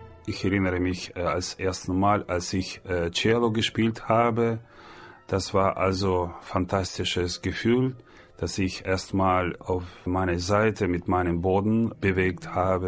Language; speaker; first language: German; non-native, learner; Russian